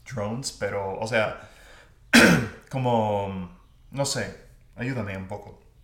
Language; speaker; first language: Spanish; non-native, fluent; English